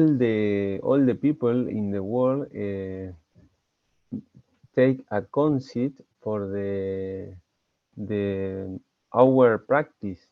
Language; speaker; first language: English; non-native, learner; Spanish